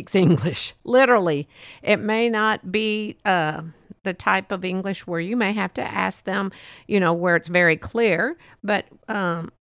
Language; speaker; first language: English; early bilingual, other home language; Spanish